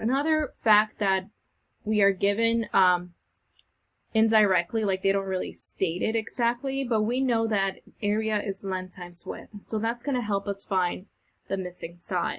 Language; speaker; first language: English; native; English